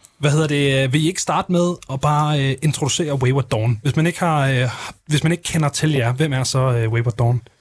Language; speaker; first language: Danish; native; Danish